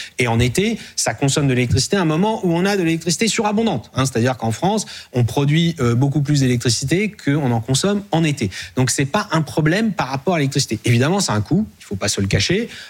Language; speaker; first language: French; native; French